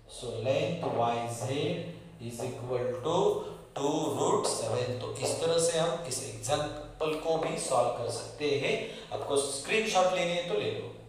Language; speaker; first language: Hindi; non-native, local second language; Marathi